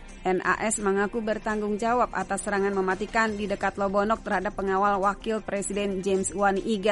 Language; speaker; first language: Indonesian; native; Indonesian